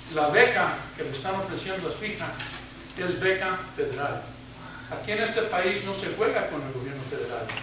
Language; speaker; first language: Spanish; early bilingual, heritage; Spanish